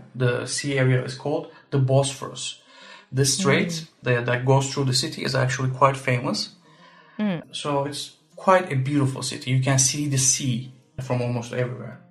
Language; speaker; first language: English; non-native, fluent; Turkish